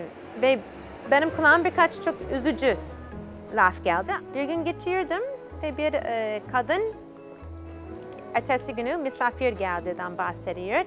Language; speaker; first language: Turkish; non-native, fluent; English